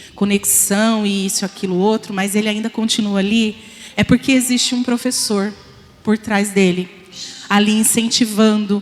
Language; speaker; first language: Portuguese; native; Portuguese